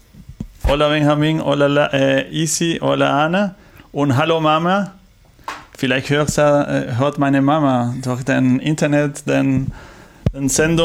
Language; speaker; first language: German; non-native, learner; Spanish